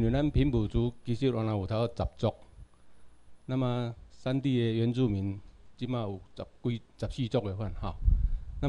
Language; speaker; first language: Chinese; non-native, local second language; Min Nan Chinese